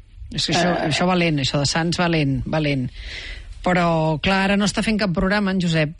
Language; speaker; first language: Catalan; native; Catalan